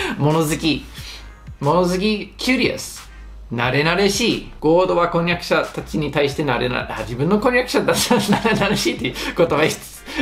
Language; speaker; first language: Japanese; non-native, fluent; English